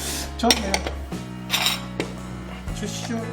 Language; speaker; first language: Korean; non-native, learner; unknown